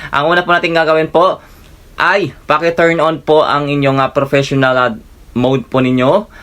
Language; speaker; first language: Filipino; non-native, local second language; Cebuano